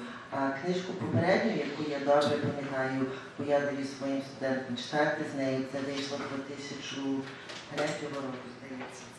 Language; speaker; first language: Ukrainian; early bilingual, heritage; Ukrainian